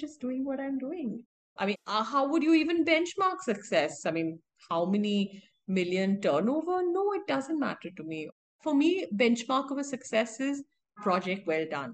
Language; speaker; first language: English; non-native, local second language; Hindi